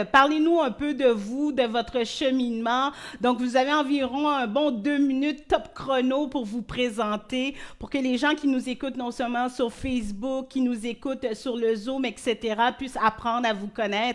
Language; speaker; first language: French; native; French